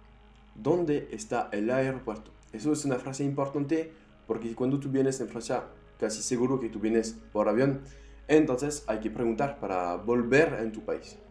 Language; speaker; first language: Spanish; non-native, fluent; French